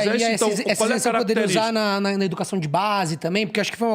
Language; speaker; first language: Portuguese; native; Portuguese